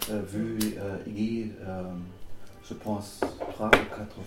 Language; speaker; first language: French; non-native, learner; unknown